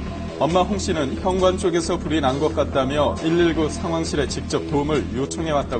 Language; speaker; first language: Korean; native; Korean